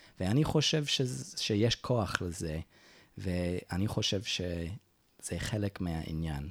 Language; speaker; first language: Hebrew; non-native, fluent; English